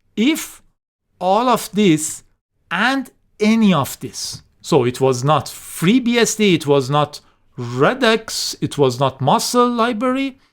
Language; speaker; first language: English; non-native, fluent; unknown